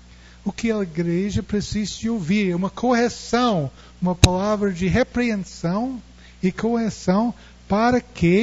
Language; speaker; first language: Portuguese; non-native, fluent; English